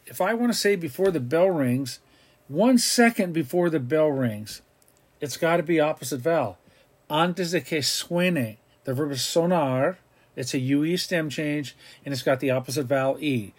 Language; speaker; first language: English; native; English